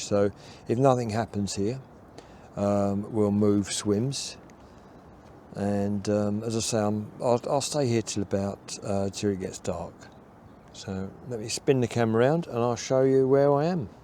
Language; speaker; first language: English; native; English